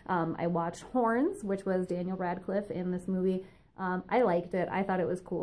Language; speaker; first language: English; native; English